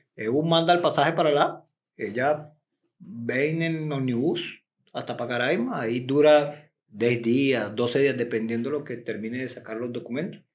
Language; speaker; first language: Portuguese; non-native, learner; Spanish